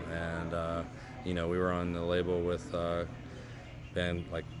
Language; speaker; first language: English; native; English